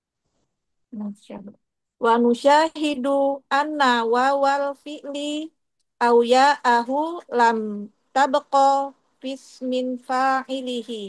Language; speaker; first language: Arabic; non-native, learner; Indonesian